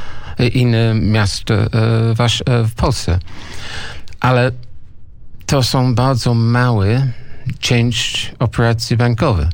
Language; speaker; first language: Polish; non-native, fluent; English